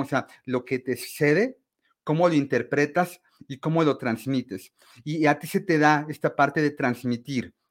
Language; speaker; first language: Spanish; native; Spanish